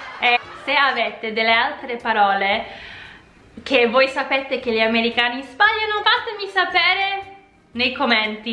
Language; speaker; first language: Italian; non-native, fluent; English